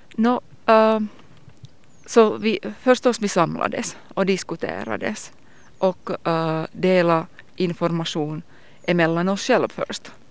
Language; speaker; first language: Swedish; non-native, local second language; Finnish